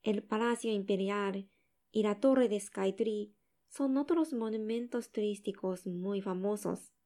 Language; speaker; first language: Spanish; non-native, learner; Japanese